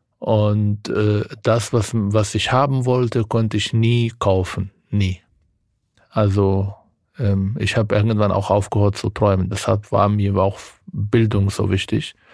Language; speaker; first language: German; non-native, fluent; Arabic